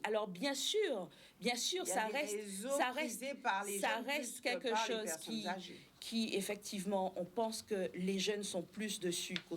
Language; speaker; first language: French; native; French